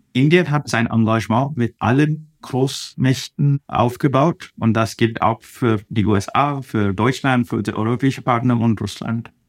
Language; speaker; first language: German; non-native, fluent; Telugu